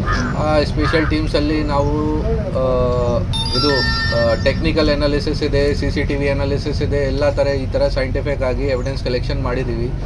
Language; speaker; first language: Kannada; non-native, fluent; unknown